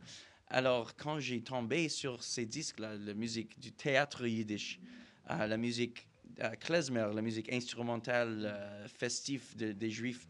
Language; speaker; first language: French; non-native, fluent; English